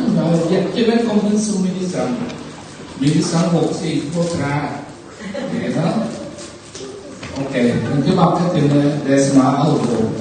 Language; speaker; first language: Norwegian; non-native, fluent; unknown